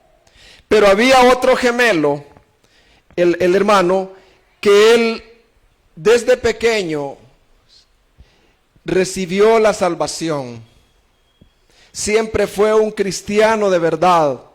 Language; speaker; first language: Spanish; native; Spanish